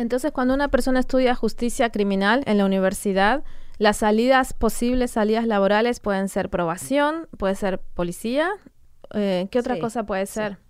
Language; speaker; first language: Spanish; native; Spanish